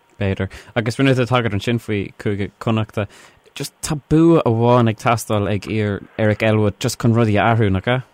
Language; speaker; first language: Irish; non-native, local second language; English